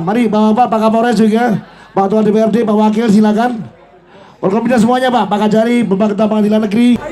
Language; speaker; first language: Indonesian; native; Indonesian